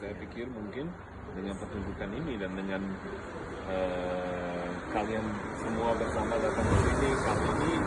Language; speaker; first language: Indonesian; non-native, fluent; Bosnian